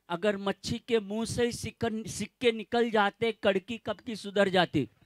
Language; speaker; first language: Hindi; non-native, local second language; Gujarati